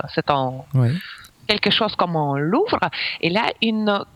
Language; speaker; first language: French; non-native, fluent; Ukrainian